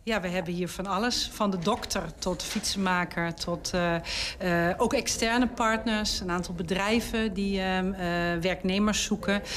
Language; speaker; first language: Dutch; native; Dutch